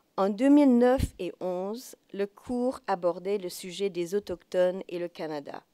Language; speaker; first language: French; non-native, fluent; English